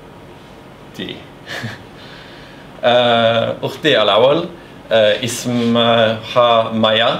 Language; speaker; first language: Arabic; non-native, learner; Norwegian